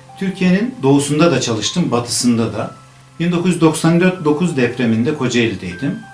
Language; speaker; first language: Turkish; native; Turkish